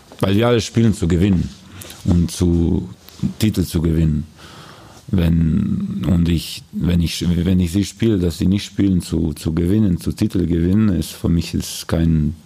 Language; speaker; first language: German; non-native, learner; Croatian